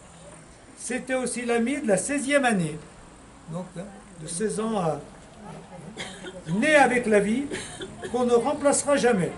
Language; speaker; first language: French; native; French